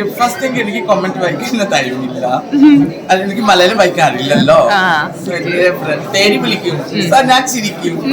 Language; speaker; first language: Malayalam; non-native, learner; Assamese